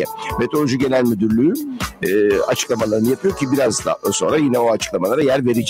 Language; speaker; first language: Turkish; native; Turkish